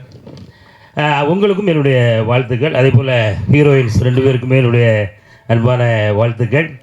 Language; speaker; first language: Tamil; native; Tamil